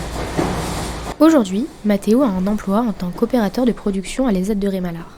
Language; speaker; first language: French; native; French